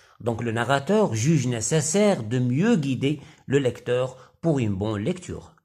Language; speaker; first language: French; non-native, local second language; Arabic